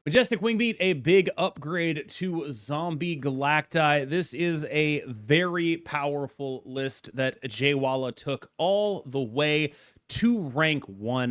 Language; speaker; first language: English; native; English